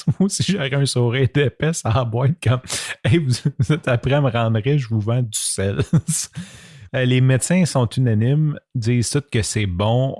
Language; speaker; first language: French; native; French